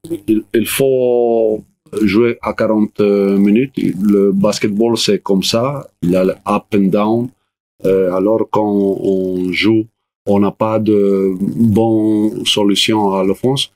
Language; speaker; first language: French; non-native, learner; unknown